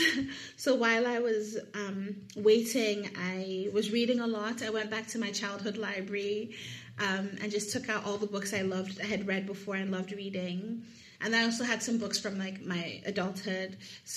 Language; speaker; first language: English; non-native, local second language; Yoruba